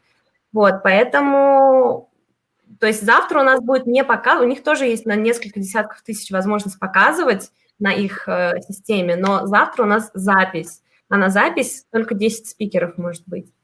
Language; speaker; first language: Russian; native; Russian